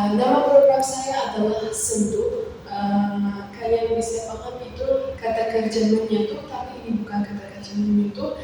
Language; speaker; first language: Indonesian; non-native, learner; Uzbek